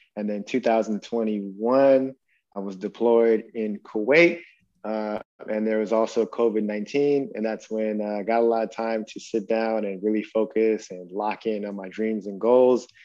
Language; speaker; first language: English; native; English